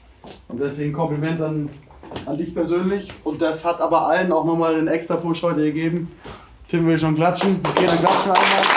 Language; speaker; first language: German; native; German